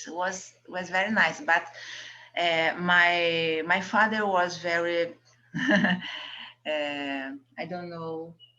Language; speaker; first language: English; non-native, learner; Portuguese